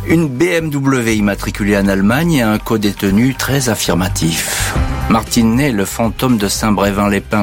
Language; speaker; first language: French; native; French